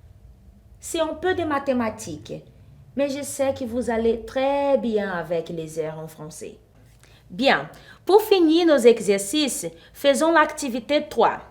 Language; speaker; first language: French; non-native, fluent; Portuguese